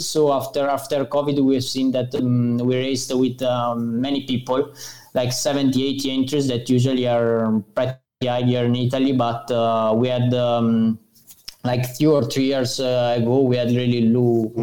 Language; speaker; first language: English; non-native, learner; Italian